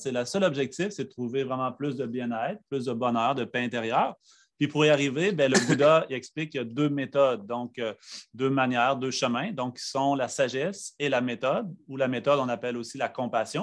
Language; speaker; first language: French; native; French